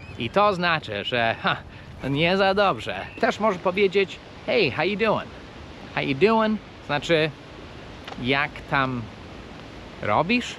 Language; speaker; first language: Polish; non-native, fluent; English